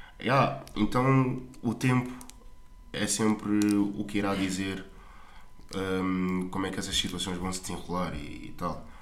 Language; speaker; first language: Portuguese; native; Portuguese